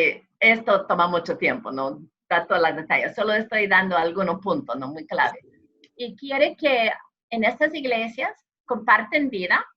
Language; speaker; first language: Spanish; non-native, fluent; English